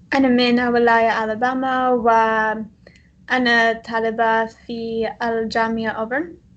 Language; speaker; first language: Arabic; non-native, learner; English